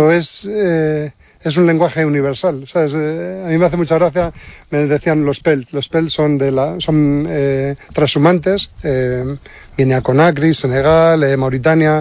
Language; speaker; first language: Spanish; native; Spanish